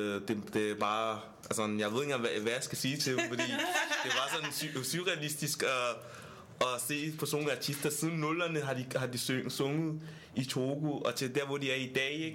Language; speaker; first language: Danish; non-native, fluent; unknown